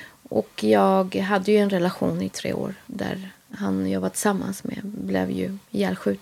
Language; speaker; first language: Swedish; native; Swedish